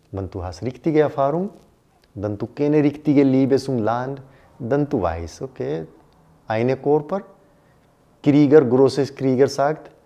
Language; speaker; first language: German; non-native, learner; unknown